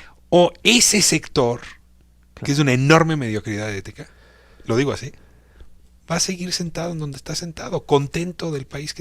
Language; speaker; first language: Spanish; native; Spanish